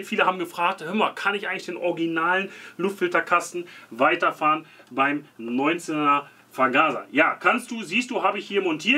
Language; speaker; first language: German; native; German